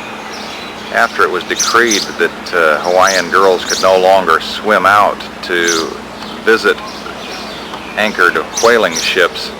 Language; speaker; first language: English; native; English